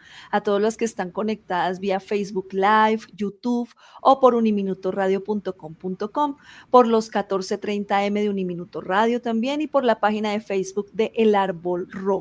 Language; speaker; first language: Spanish; native; Spanish